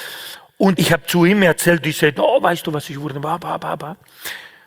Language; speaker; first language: German; non-native, fluent; Spanish